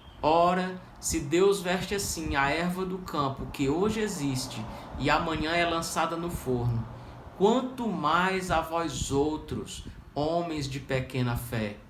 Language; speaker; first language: Portuguese; native; Portuguese